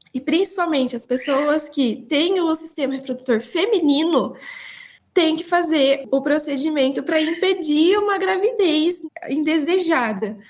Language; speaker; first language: Portuguese; native; Portuguese